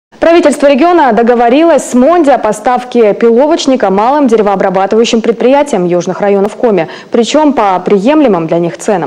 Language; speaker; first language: Russian; native; Russian